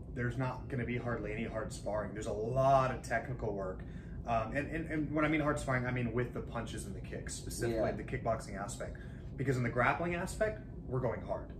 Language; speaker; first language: English; native; English